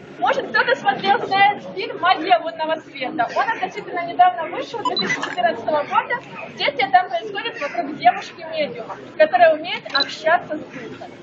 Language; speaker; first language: Russian; native; Russian